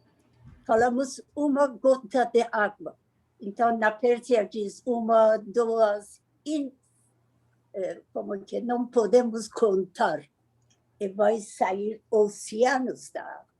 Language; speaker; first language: Portuguese; non-native, learner; Persian